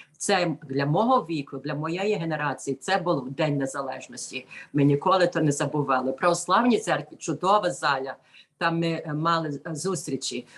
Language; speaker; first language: Ukrainian; early bilingual, heritage; Ukrainian